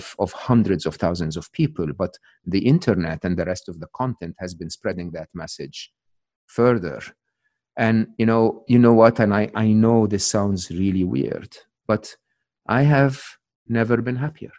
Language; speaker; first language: English; non-native, fluent; Arabic